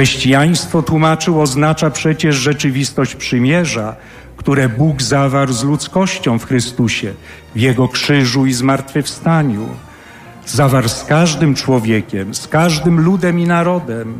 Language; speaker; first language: Polish; native; Polish